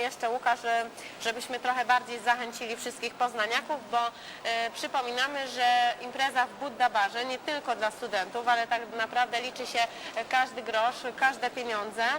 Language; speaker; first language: Polish; native; Polish